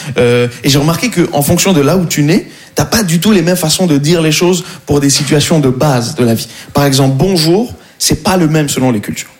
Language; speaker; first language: French; non-native, local second language; Arabic